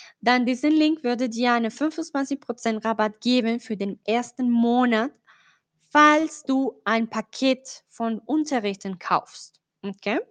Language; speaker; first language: German; non-native, learner; Spanish